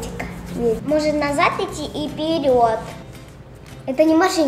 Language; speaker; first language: Russian; early bilingual, heritage; Russian